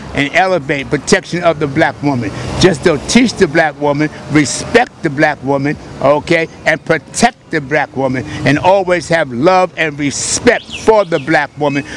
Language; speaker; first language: English; native; English